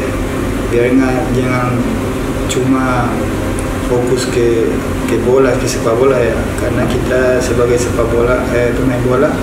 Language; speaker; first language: Indonesian; non-native, fluent; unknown